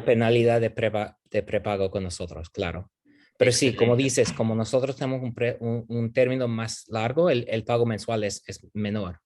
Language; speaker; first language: Spanish; non-native, fluent; English